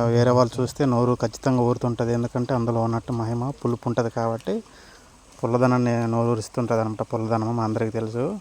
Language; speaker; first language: Telugu; non-native, local second language; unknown